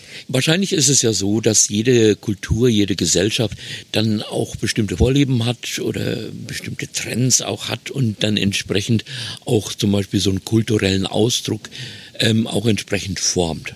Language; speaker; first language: German; native; German